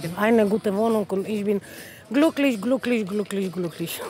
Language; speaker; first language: German; non-native, learner; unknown